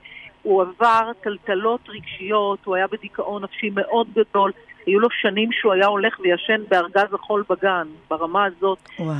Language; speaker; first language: Hebrew; native; Hebrew